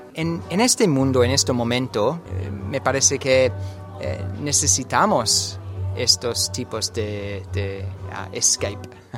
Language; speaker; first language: Spanish; non-native, learner; English